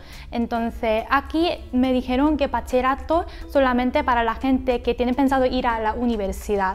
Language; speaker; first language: Spanish; non-native, fluent; Korean